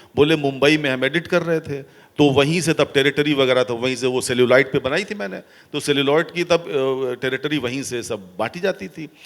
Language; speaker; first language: Hindi; native; Hindi